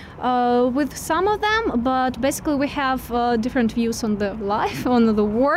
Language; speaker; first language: English; non-native, fluent; Russian